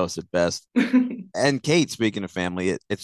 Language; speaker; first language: English; native; English